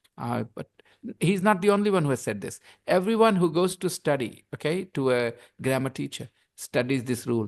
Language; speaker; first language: English; non-native, local second language; Hindi